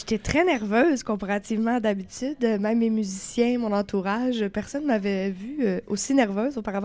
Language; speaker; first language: French; native; French